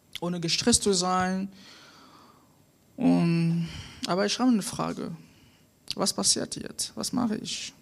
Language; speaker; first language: German; non-native, fluent; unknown